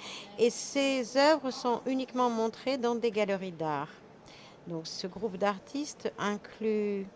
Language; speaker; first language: French; non-native, fluent; Persian